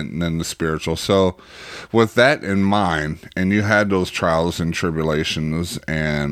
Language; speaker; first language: English; native; English